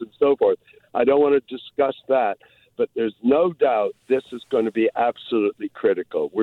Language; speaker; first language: English; native; English